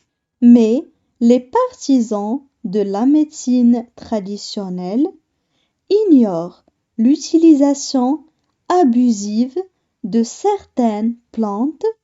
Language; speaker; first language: French; non-native, local second language; Arabic